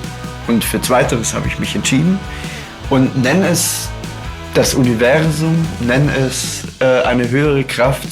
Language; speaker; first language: German; native; German